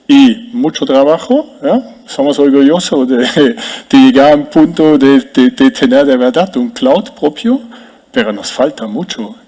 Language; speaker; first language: Spanish; non-native, fluent; German